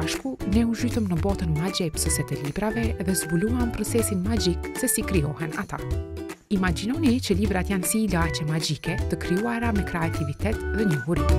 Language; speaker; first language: Albanian; native; Albanian